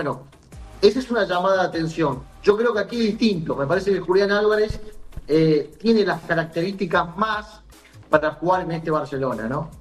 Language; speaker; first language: Spanish; native; Spanish